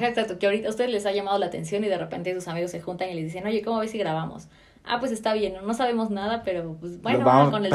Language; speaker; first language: Spanish; native; Spanish